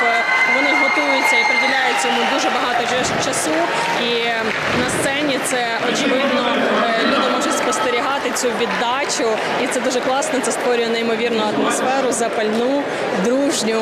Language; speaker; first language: Ukrainian; native; Ukrainian